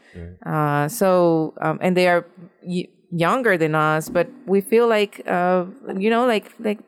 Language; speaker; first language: English; non-native, fluent; Spanish